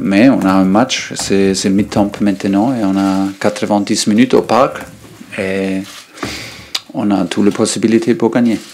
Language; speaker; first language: French; non-native, learner; German